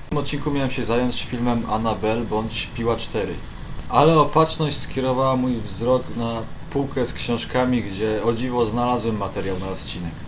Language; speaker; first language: Polish; native; Polish